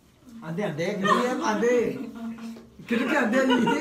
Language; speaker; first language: Korean; non-native, learner; Urdu